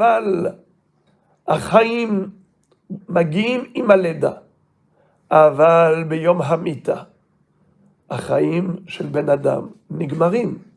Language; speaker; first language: Hebrew; non-native, fluent; French